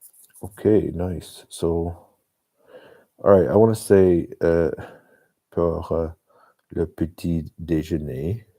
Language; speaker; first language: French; non-native, learner; English